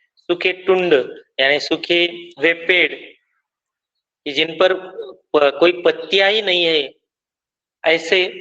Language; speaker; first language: Hindi; non-native, local second language; Marathi